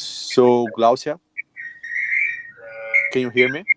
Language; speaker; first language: English; non-native, learner; Portuguese